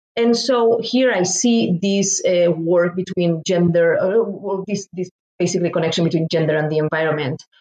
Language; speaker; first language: English; non-native, fluent; Spanish